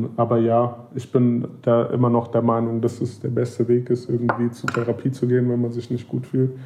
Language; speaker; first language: German; native; German